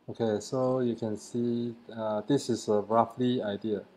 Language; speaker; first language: English; non-native, learner; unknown